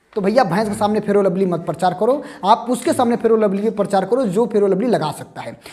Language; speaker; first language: Hindi; native; Hindi